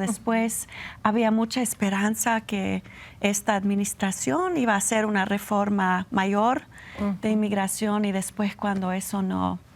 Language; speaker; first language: Spanish; non-native, fluent; English